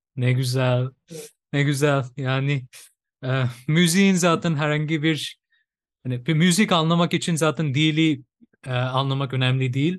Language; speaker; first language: Turkish; non-native, fluent; Bangla